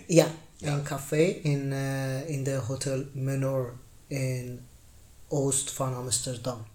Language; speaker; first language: Dutch; non-native, learner; Persian